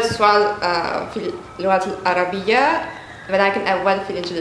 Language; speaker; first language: Arabic; non-native, learner; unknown